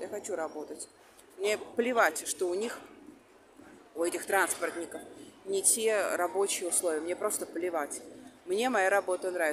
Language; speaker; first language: Russian; native; Russian